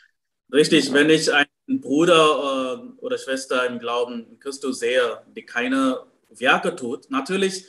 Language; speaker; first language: German; non-native, fluent; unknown